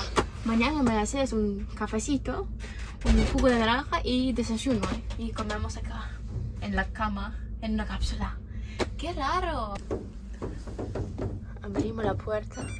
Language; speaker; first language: Spanish; non-native, learner; Ukrainian